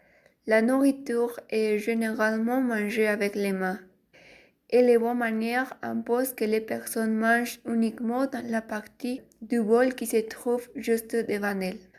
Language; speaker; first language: French; non-native, learner; Spanish